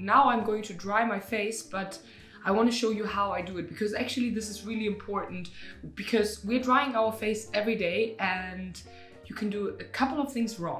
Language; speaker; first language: English; non-native, fluent; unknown